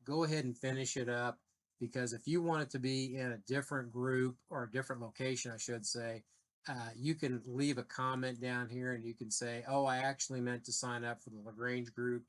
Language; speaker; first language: English; native; English